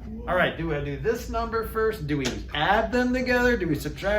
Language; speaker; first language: English; native; English